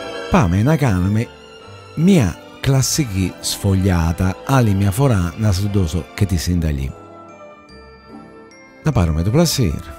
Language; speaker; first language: Greek; non-native, learner; Italian